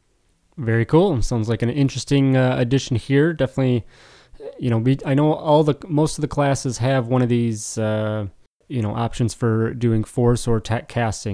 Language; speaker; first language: English; native; English